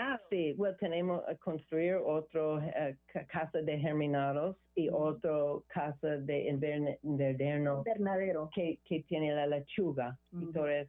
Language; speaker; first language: Spanish; non-native, learner; English